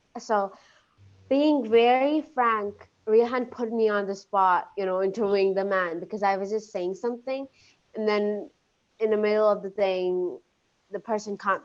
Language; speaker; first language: English; non-native, local second language; Urdu